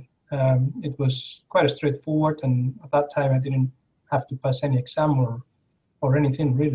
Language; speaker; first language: English; non-native, fluent; Spanish